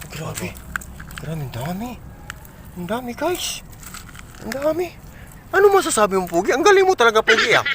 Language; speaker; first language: Filipino; non-native, local second language; Cebuano